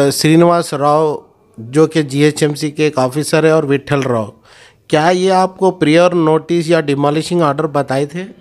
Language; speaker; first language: Hindi; native; Hindi